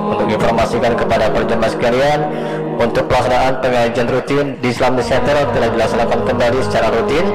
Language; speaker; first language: Malay; native; Malay